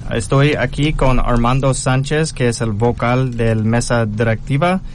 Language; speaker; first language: Spanish; non-native, learner; English